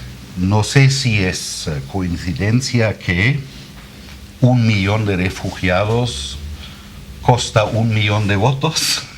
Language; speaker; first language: Spanish; non-native, fluent; German